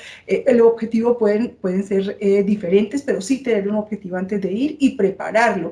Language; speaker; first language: Spanish; native; Spanish